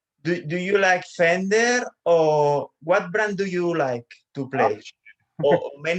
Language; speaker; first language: English; non-native, learner; Spanish